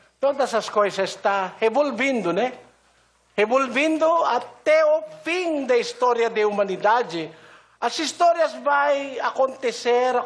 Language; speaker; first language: Portuguese; non-native, learner; Filipino